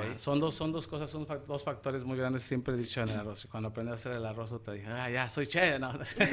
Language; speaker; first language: Spanish; native; Spanish